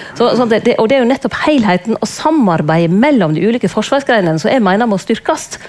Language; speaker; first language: Norwegian; native; Norwegian